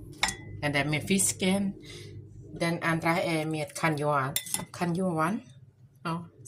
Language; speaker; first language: Swedish; non-native, learner; Thai